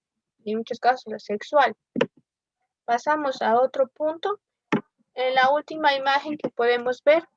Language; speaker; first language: Spanish; native; Spanish